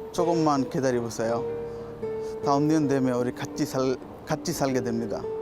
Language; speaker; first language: Korean; non-native, learner; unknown